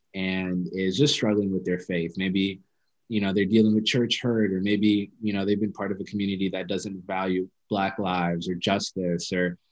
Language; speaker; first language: English; early bilingual, other home language; Amharic